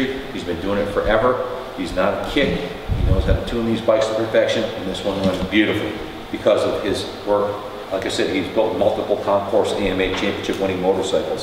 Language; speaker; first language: English; native; English